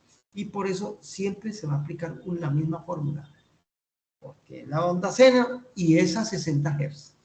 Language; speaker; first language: Spanish; native; Spanish